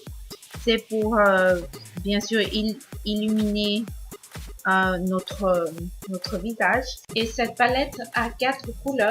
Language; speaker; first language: French; non-native, learner; Spanish